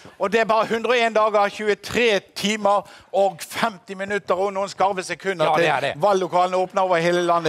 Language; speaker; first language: Norwegian; native; Norwegian